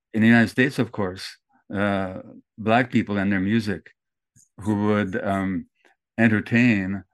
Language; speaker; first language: English; early bilingual, other home language; Hungarian